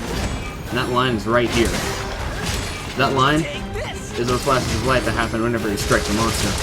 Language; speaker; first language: English; native; English